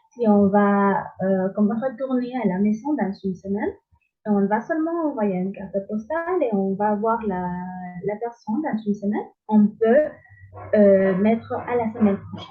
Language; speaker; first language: French; non-native, learner; Spanish